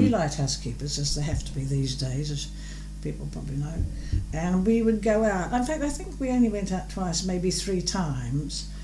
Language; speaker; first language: English; native; English